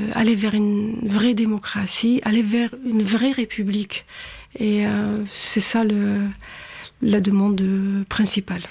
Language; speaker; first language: French; non-native, local second language; Arabic